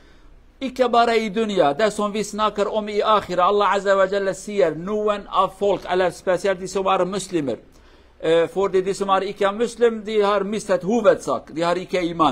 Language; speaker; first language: Norwegian; non-native, learner; Kurdish